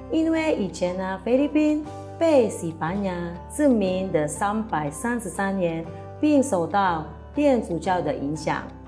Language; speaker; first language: Chinese; non-native, fluent; Filipino